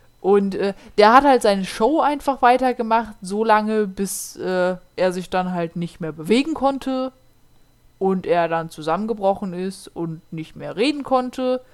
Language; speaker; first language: German; native; German